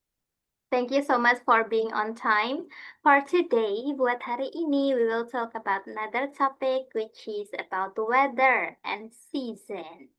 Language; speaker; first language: English; non-native, fluent; Indonesian